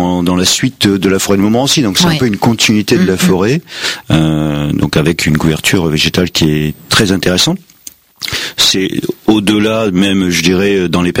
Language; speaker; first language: French; native; French